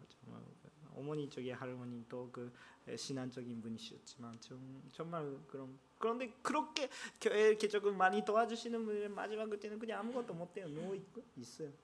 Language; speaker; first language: Korean; non-native, fluent; Japanese